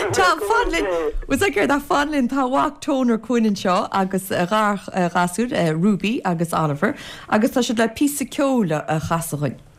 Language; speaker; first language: Irish; native; Irish